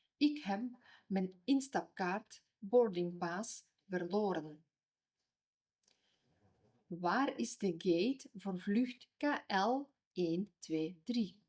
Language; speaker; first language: Dutch; non-native, fluent; Ukrainian